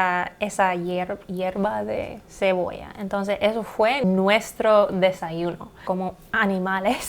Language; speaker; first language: Spanish; non-native, fluent; English